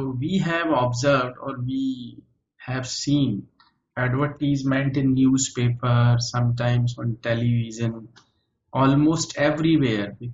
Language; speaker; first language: English; non-native, local second language; Hindi